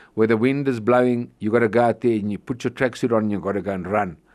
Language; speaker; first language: English; native; English